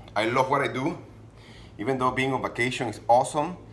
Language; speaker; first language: English; non-native, fluent; Spanish